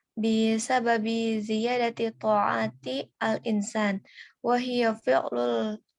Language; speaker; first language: Arabic; non-native, learner; Indonesian